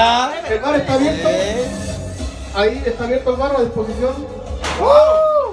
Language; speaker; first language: Spanish; native; Spanish